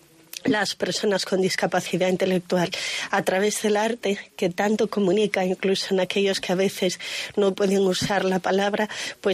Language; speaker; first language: Spanish; native; Spanish